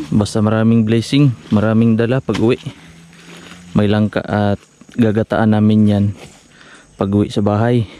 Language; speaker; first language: Filipino; non-native, local second language; Cebuano